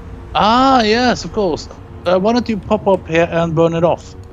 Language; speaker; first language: English; non-native, fluent; Norwegian